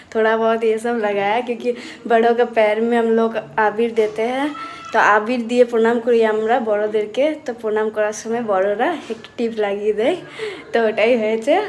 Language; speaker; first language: Hindi; non-native, local second language; Bangla